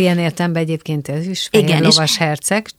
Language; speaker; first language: Hungarian; native; Hungarian